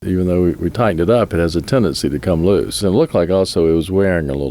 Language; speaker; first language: English; native; English